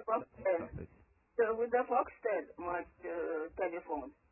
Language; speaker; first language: English; early bilingual, other home language; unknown